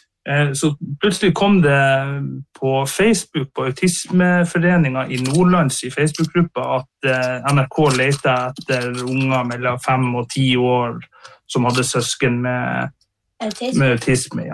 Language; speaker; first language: Norwegian; native; Norwegian